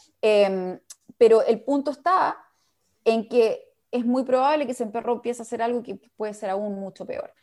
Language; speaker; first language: Spanish; native; Spanish